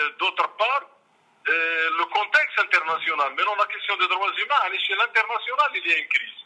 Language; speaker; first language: French; non-native, local second language; Arabic